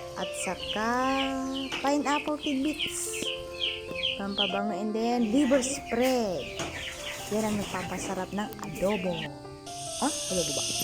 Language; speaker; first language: Filipino; non-native, local second language; Iloko